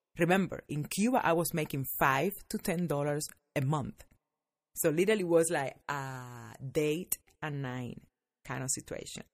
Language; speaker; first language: English; non-native, fluent; Spanish